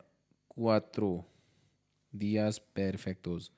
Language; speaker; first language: Spanish; non-native, learner; Hindi